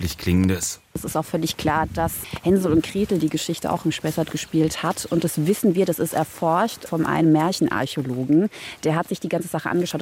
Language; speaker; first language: German; native; German